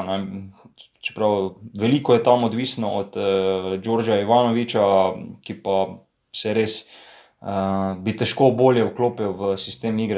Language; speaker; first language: Slovenian; native; Slovenian